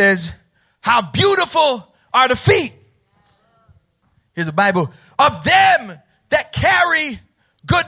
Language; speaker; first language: English; native; English